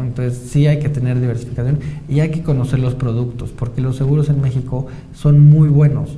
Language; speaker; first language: Spanish; native; Spanish